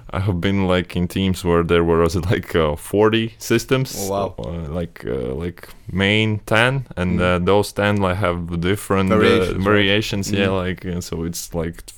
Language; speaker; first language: English; non-native, fluent; Latvian